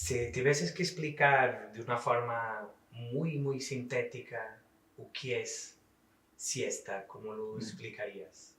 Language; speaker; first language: Spanish; non-native, fluent; Portuguese